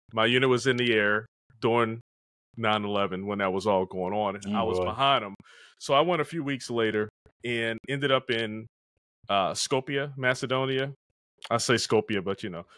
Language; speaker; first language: English; native; English